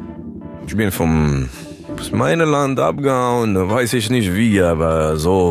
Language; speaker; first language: German; non-native, learner; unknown